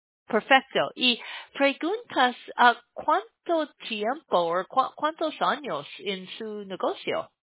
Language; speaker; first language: Spanish; non-native, learner; English